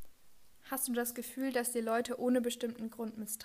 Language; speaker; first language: German; native; German